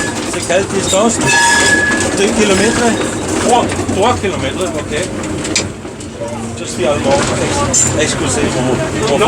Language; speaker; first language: French; non-native, learner; German